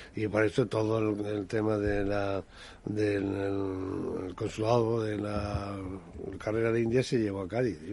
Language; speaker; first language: Spanish; native; Spanish